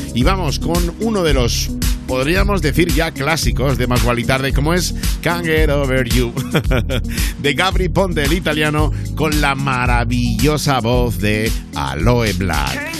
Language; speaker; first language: Spanish; native; Spanish